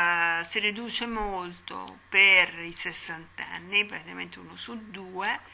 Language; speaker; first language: Italian; native; Italian